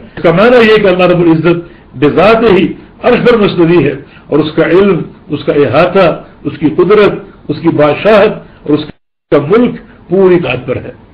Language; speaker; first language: Urdu; native; Urdu